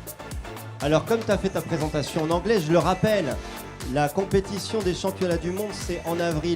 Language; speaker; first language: French; native; French